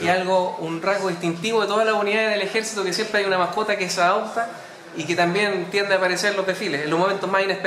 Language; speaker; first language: Spanish; native; Spanish